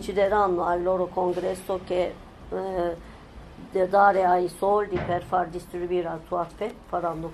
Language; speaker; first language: Italian; non-native, fluent; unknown